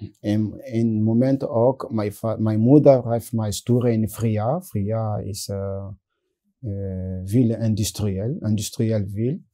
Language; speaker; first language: Dutch; non-native, learner; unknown